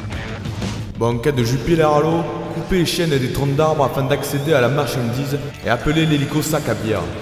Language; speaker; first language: French; native; French